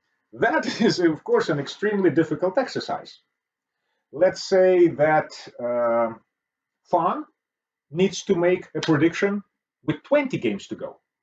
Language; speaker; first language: English; non-native, fluent; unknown